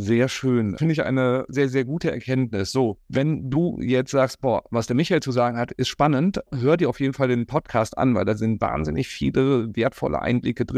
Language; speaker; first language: German; native; German